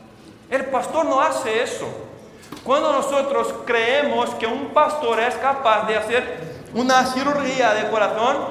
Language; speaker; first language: Spanish; non-native, fluent; Portuguese